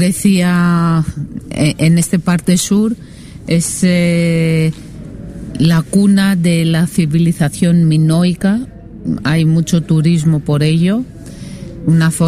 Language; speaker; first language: Spanish; non-native, fluent; Greek